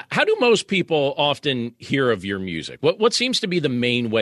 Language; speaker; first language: English; native; English